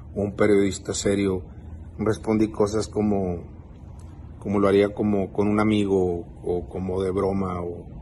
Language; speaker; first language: Spanish; early bilingual, heritage; Spanish